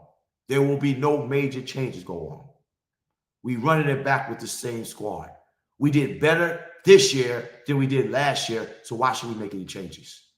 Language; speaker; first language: English; native; English